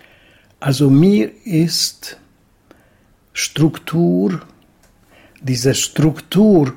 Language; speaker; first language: German; non-native, fluent; Hungarian